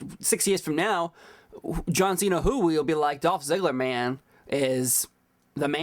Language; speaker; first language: English; native; English